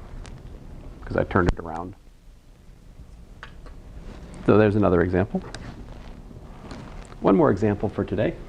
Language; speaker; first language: English; native; English